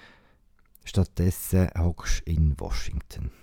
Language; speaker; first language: German; native; German